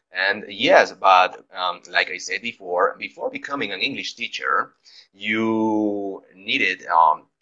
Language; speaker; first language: English; non-native, fluent; Spanish